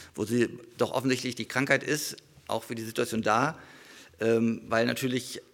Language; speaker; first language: German; native; German